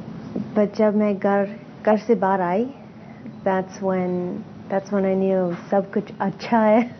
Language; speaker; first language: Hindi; non-native, learner; English